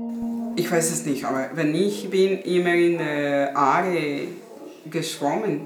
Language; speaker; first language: German; non-native, learner; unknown